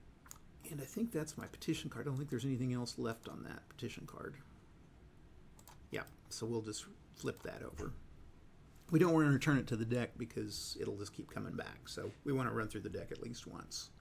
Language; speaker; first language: English; native; English